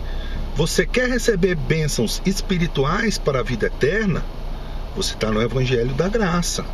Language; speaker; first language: Portuguese; native; Portuguese